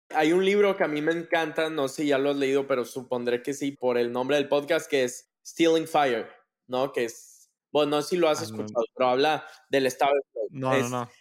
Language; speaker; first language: Spanish; native; Spanish